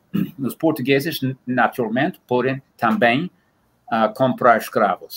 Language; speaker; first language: Portuguese; non-native, fluent; English